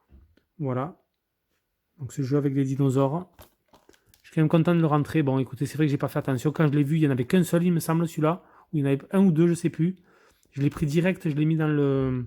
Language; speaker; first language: French; native; French